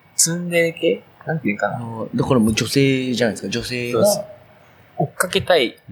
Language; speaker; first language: Japanese; native; Japanese